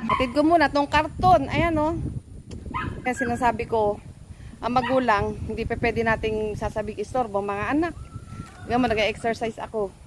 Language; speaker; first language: Filipino; native; Filipino